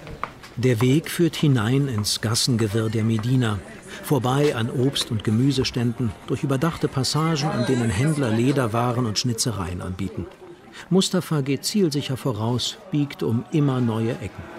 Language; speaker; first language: German; native; German